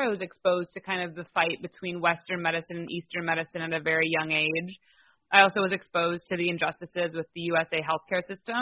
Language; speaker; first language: English; native; English